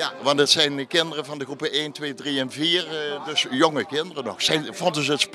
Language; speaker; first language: Dutch; native; Dutch